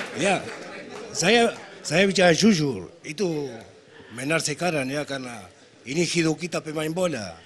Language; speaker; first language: Indonesian; non-native, fluent; Spanish